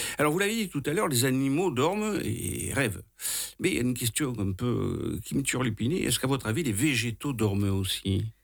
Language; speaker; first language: French; native; French